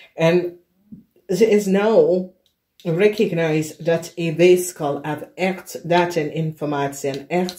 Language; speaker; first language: Dutch; non-native, fluent; English